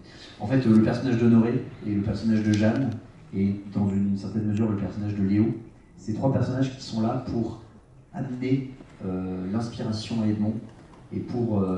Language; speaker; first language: French; native; French